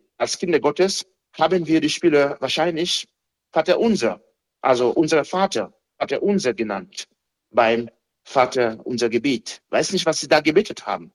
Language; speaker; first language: German; non-native, fluent; Haitian Creole